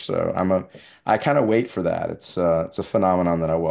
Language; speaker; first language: English; native; English